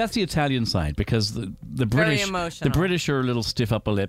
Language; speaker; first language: English; native; English